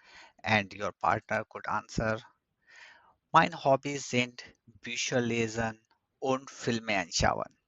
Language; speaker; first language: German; non-native, fluent; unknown